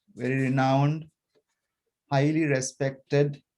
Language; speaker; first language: English; non-native, local second language; Sinhala